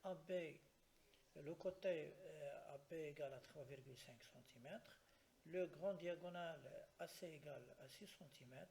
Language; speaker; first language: French; non-native, local second language; Arabic